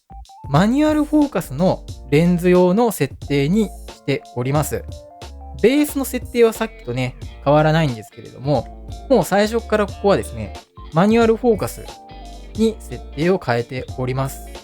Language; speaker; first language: Japanese; native; Japanese